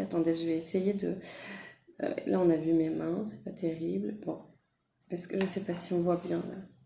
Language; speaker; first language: French; native; French